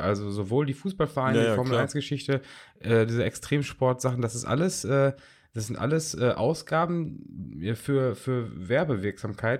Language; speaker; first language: German; native; German